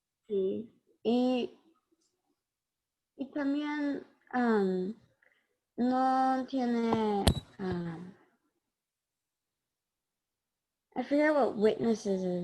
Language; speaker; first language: Spanish; non-native, learner; English